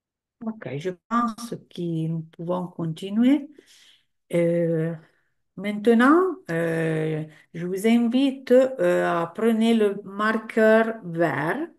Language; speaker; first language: French; non-native, fluent; Italian